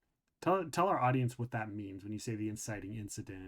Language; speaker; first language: English; native; English